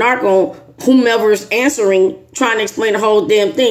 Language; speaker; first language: English; native; English